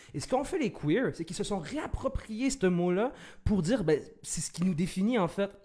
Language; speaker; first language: French; early bilingual, other home language; Arabic